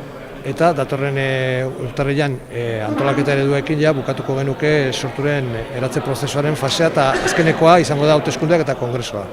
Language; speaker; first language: Basque; native; Basque